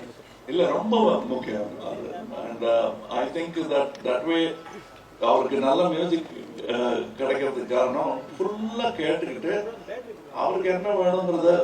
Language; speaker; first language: Tamil; native; Tamil